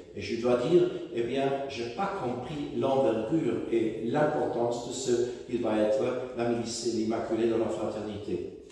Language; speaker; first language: French; non-native, fluent; German